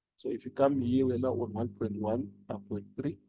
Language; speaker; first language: English; non-native, local second language; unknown